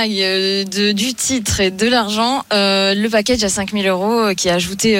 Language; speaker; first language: French; native; French